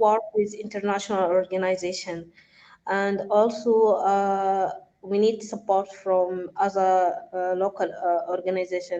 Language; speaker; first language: English; non-native, fluent; Arabic